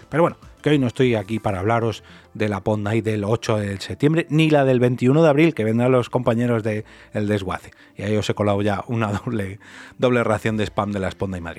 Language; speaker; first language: Spanish; native; Spanish